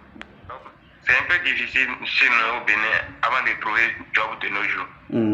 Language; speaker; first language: French; non-native, local second language; Fon